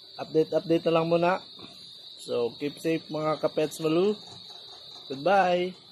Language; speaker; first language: Filipino; non-native, local second language; Hiligaynon